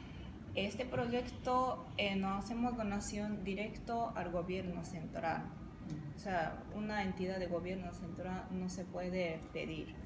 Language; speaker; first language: Spanish; non-native, fluent; Japanese